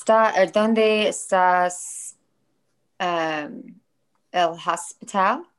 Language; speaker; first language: Spanish; non-native, learner; English